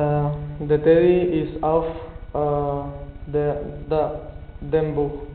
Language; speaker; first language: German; non-native, learner; Spanish